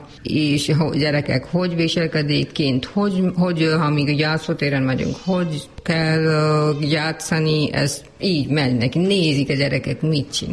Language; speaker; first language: Hungarian; non-native, learner; Urdu